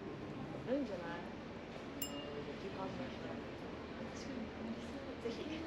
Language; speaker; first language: Japanese; native; Japanese